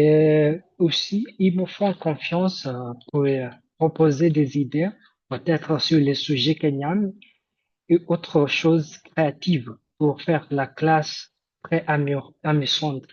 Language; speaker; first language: French; non-native, fluent; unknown